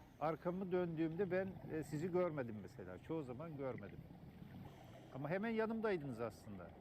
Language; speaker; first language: Turkish; native; Turkish